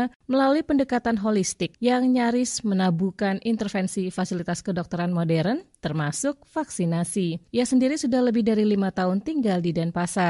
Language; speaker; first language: Indonesian; native; Indonesian